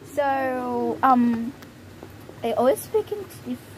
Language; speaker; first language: English; native; English